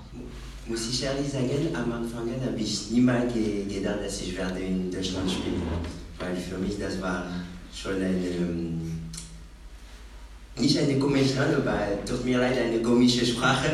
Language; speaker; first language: German; non-native, fluent; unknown